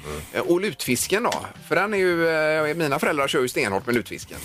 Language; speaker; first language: Swedish; native; Swedish